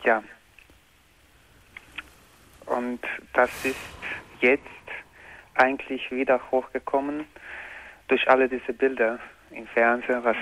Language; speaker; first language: German; non-native, learner; Croatian